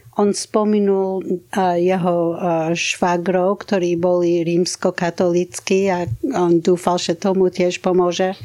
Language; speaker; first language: Slovak; non-native, fluent; English